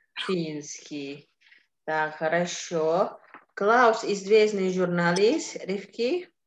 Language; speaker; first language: Russian; non-native, fluent; Indonesian